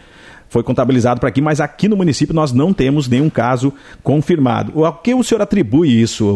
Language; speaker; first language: Portuguese; native; Portuguese